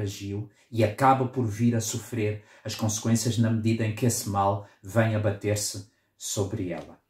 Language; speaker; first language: Portuguese; native; Portuguese